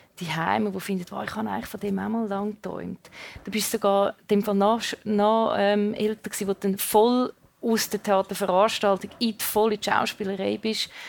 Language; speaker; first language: German; native; German